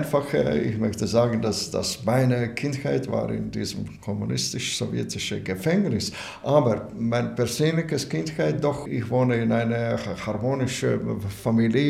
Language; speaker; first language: German; non-native, learner; Latvian